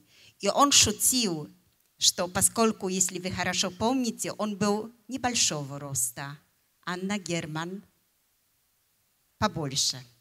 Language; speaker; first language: Russian; non-native, fluent; Polish